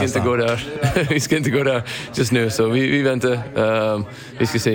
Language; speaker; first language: Swedish; non-native, learner; English